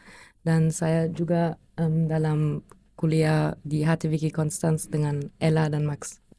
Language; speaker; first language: Indonesian; non-native, learner; German